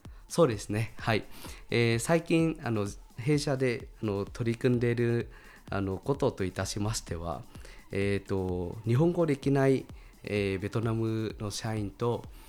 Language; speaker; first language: Japanese; non-native, fluent; Vietnamese